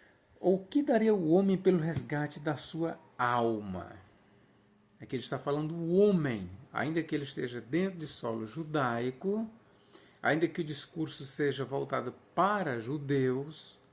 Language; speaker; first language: Portuguese; native; Portuguese